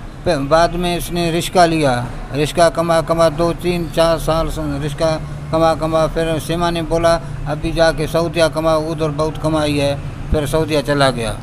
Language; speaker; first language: Hindi; non-native, local second language; Baluchi